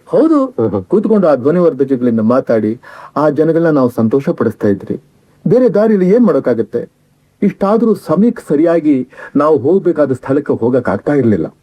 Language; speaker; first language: Kannada; native; Kannada